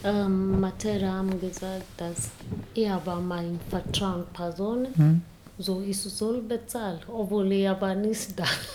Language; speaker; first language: German; non-native, learner; Swahili